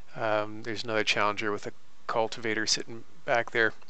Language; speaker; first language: English; native; English